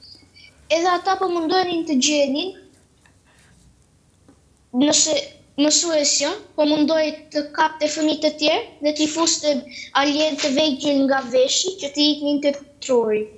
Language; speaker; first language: Albanian; early bilingual, heritage; Albanian